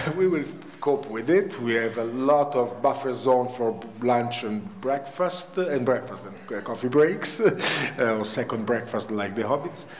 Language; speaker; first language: English; non-native, fluent; Italian